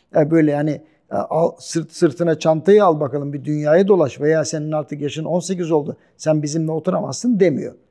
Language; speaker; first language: Turkish; native; Turkish